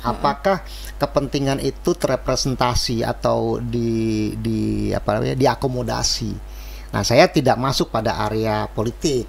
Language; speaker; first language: Indonesian; native; Indonesian